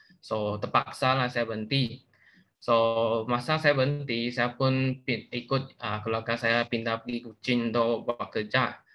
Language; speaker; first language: Malay; non-native, local second language; Chinese